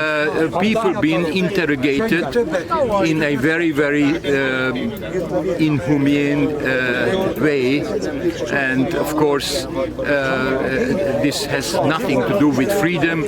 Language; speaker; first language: English; non-native, fluent; Hungarian